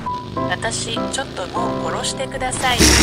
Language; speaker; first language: Japanese; non-native, learner; Korean